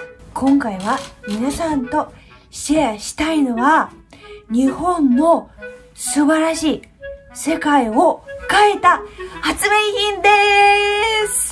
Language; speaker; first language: Japanese; non-native, fluent; Russian